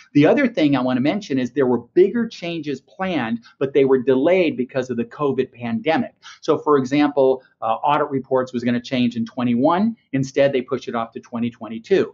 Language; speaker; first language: English; native; English